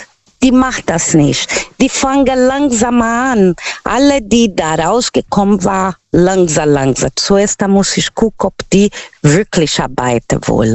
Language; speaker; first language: German; non-native, fluent; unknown